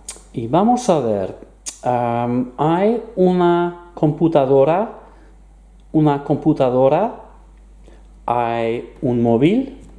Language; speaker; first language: Spanish; non-native, fluent; English